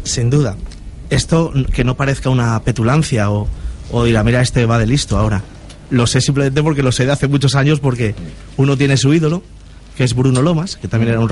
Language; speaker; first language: Spanish; native; Spanish